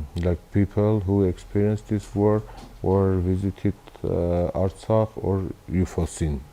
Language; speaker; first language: English; non-native, learner; Armenian